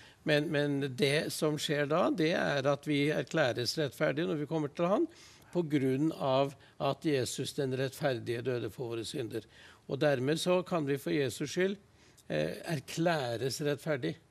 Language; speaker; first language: Norwegian; native; Norwegian